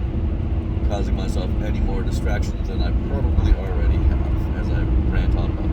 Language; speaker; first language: English; native; English